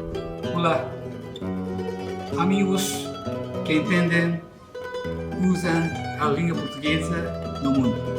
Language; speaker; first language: Portuguese; non-native, learner; Japanese